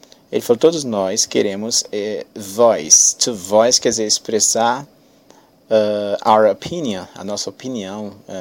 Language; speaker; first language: Portuguese; native; Portuguese